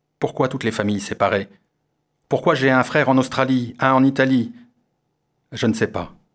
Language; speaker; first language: French; non-native, learner; Armenian